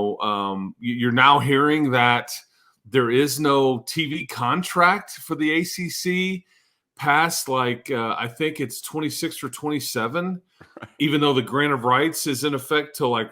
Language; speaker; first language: English; native; English